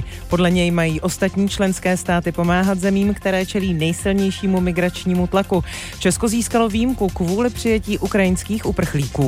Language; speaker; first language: Czech; native; Czech